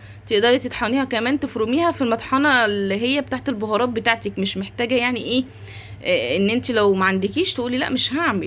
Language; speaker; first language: Arabic; native; Arabic